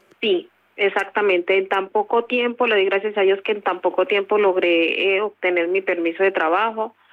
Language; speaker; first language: Spanish; native; Spanish